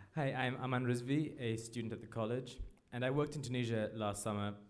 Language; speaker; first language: English; non-native, fluent; Arabic